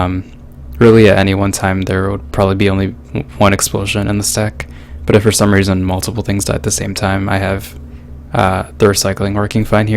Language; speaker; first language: English; native; English